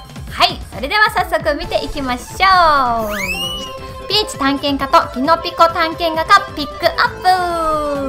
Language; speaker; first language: Japanese; native; Japanese